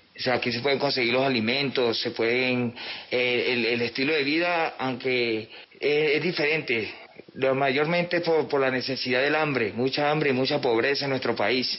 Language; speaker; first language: Spanish; native; Spanish